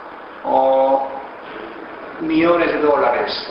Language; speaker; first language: Spanish; non-native, fluent; Korean